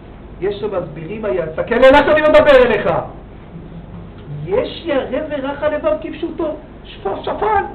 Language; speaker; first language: Hebrew; native; Hebrew